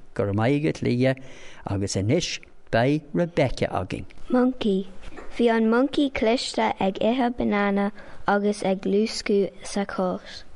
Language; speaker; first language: Irish; non-native, local second language; English